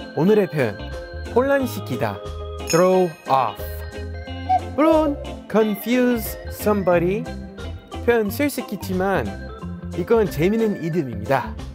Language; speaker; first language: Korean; non-native, fluent; English